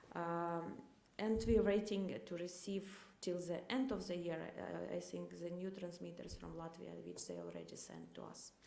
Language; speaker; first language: English; non-native, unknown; Ukrainian